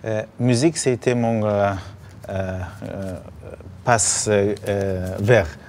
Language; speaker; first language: French; non-native, learner; Russian